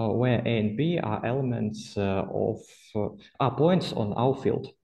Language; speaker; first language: English; non-native, fluent; Russian